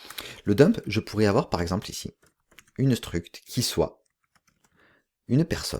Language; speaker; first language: French; native; French